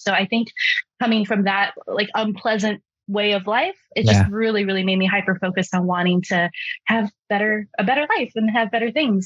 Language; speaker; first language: English; early bilingual, other home language; Chinese